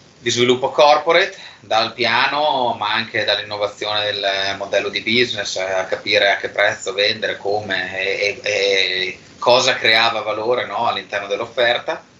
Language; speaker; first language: Italian; native; Italian